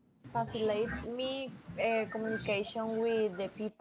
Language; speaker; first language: English; non-native, learner; Spanish